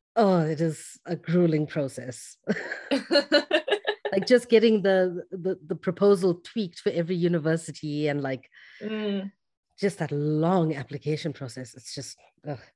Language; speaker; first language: English; native; English